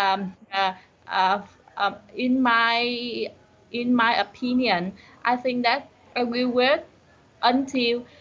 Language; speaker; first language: English; non-native, learner; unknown